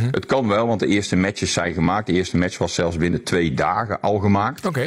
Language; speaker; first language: Dutch; native; Dutch